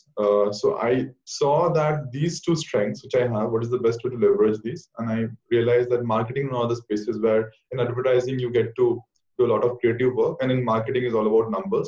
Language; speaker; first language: English; non-native, local second language; Bangla